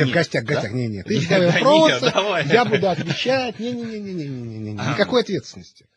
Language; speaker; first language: Russian; native; Russian